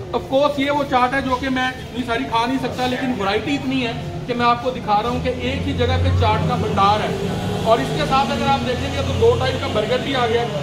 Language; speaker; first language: Urdu; native; Urdu